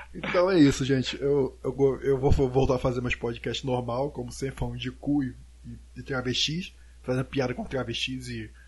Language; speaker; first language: Portuguese; native; Portuguese